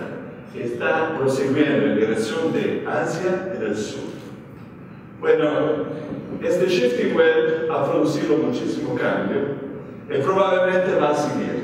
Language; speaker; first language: Spanish; non-native, fluent; Italian